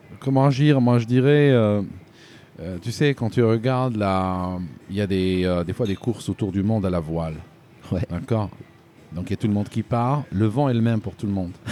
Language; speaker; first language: French; non-native, local second language; Arabic